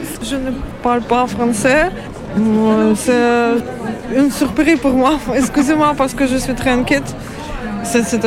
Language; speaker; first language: French; non-native, learner; Ukrainian